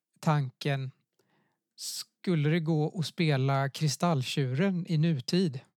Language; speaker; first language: Swedish; native; Swedish